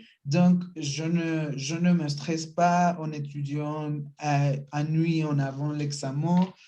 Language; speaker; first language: French; non-native, learner; Spanish